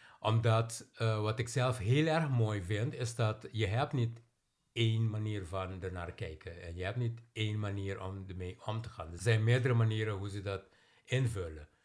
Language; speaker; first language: Dutch; non-native, local second language; Papiamento